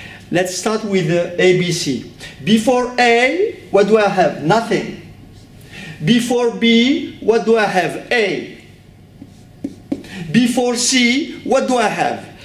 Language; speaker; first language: English; non-native, fluent; French